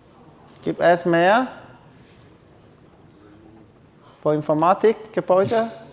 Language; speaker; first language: German; non-native, learner; Chinese